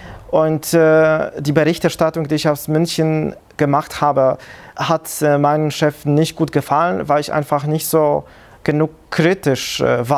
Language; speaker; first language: German; non-native, fluent; Polish